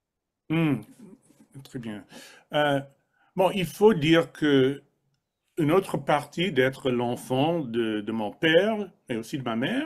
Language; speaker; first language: French; non-native, fluent; English